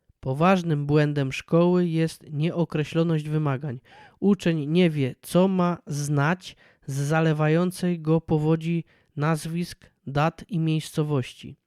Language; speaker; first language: Polish; native; Polish